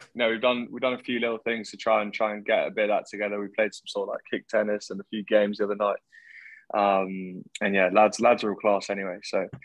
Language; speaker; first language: English; native; English